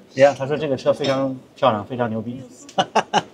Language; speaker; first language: German; non-native, learner; Chinese